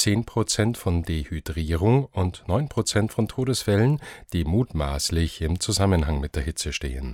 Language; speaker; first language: German; native; German